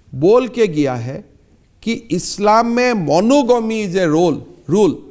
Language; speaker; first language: Hindi; non-native, local second language; Assamese